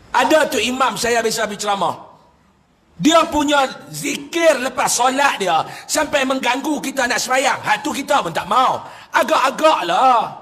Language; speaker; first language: Malay; native; Malay